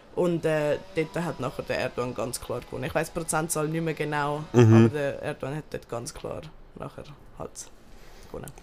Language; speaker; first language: German; early bilingual, other home language; Turkish